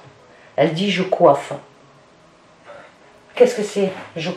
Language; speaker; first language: French; native; French